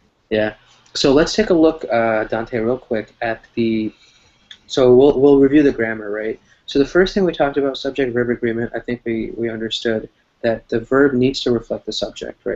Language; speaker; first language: English; non-native, fluent; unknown